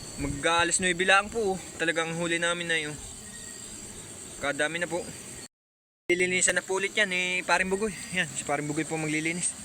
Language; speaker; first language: Filipino; native; Filipino